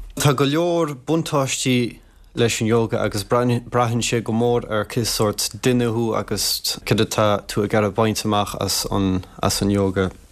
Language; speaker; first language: Irish; early bilingual, other home language; French